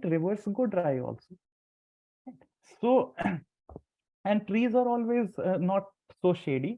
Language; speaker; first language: English; non-native, local second language; Hindi